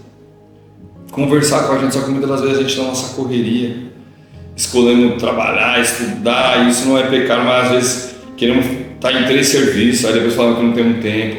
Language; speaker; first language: Portuguese; native; Portuguese